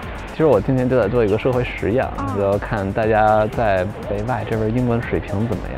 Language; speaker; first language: Chinese; non-native, fluent; English